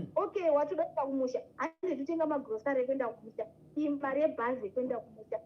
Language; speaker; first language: Shona; non-native, local second language; North Ndebele